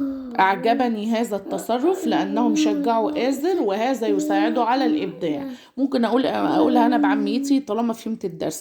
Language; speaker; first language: Arabic; native; Arabic